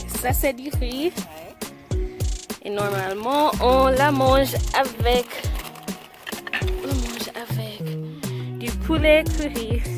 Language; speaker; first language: French; non-native, learner; English